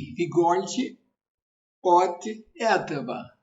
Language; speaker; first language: Russian; non-native, learner; Portuguese